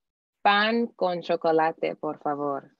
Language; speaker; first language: Spanish; non-native, learner; English